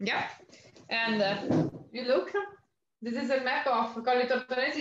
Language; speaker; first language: English; non-native, learner; Italian